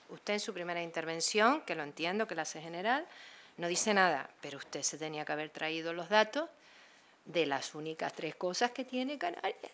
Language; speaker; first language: Spanish; native; Spanish